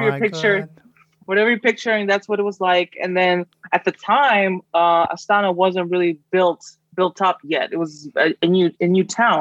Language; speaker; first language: English; non-native, fluent; Kazakh